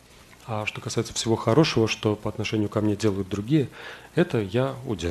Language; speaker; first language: Russian; native; Russian